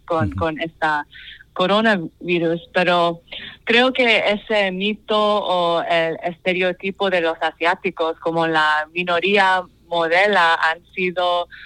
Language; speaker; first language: Spanish; non-native, fluent; English